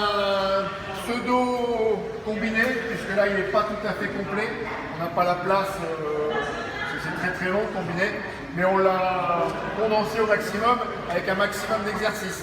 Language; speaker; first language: French; native; French